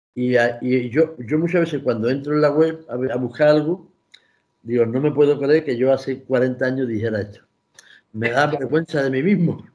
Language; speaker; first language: Spanish; native; Spanish